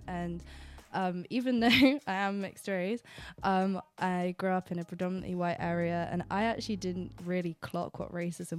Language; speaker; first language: English; native; English